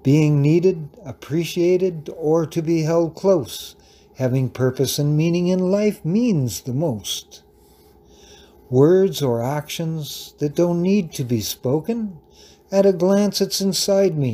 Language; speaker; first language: English; native; English